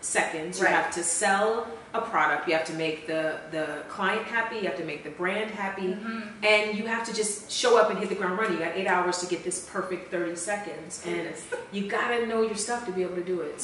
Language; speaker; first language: English; native; English